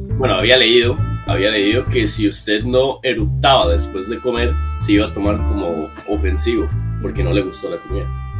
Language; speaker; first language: Spanish; native; Spanish